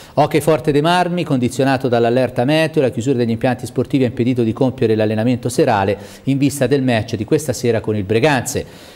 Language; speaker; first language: Italian; native; Italian